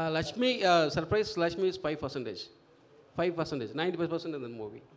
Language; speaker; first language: Telugu; non-native, learner; Tamil